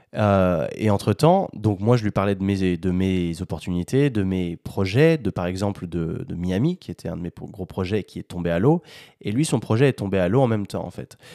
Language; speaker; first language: French; native; French